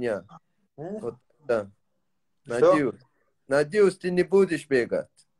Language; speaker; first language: Russian; non-native, learner; Tajik